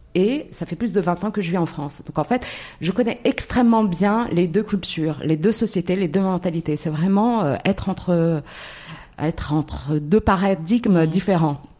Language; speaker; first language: French; non-native, local second language; Arabic